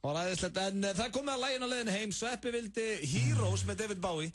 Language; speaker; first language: Icelandic; native; Icelandic